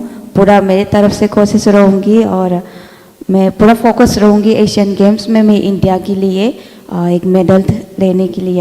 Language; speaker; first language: Hindi; non-native, local second language; Manipuri